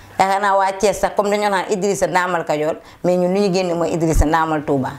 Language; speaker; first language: Wolof; native; Wolof